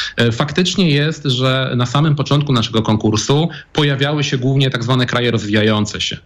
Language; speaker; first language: Polish; native; Polish